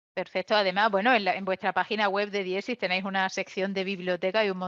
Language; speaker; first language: Spanish; native; Spanish